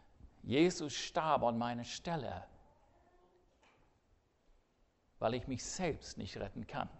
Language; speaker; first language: German; non-native, fluent; English